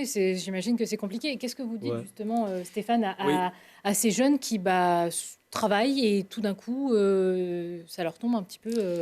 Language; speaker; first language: French; native; French